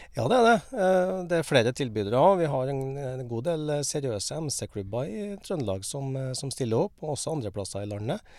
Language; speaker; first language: Norwegian; native; Norwegian